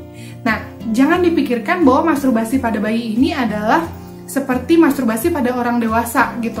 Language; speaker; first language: Indonesian; native; Indonesian